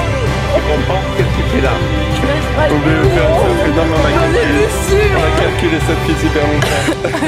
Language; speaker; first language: French; native; French